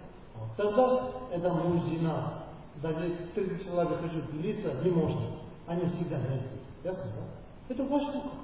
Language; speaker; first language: Russian; non-native, learner; Tibetan